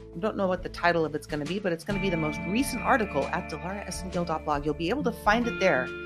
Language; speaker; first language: English; native; English